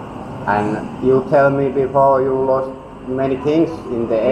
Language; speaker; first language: English; non-native, learner; Finnish